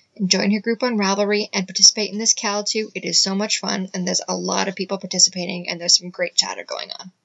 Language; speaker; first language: English; native; English